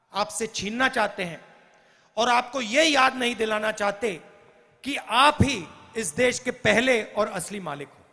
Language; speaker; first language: Hindi; native; Hindi